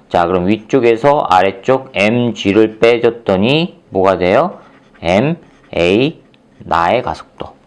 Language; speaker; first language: Korean; native; Korean